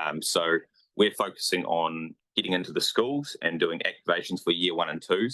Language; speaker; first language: English; native; English